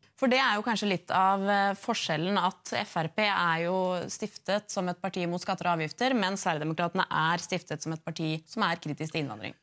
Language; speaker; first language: Norwegian; native; Norwegian